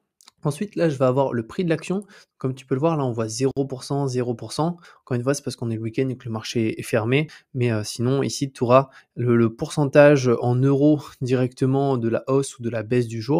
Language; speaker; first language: French; native; French